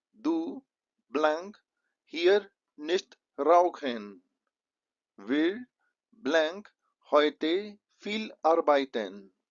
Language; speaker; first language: German; non-native, fluent; Hindi